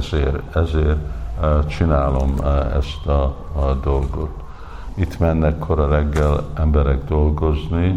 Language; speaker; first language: Hungarian; early bilingual, heritage; English